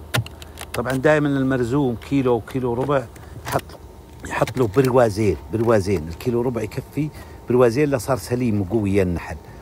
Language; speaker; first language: Arabic; native; Arabic